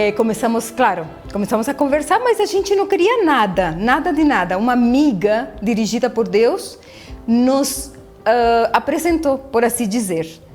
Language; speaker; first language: Portuguese; non-native, fluent; Spanish